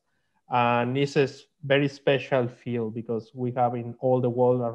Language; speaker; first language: English; non-native, learner; Spanish